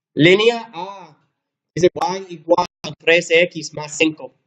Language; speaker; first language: Spanish; non-native, learner; English